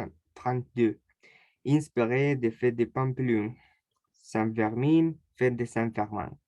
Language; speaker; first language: French; non-native, learner; Spanish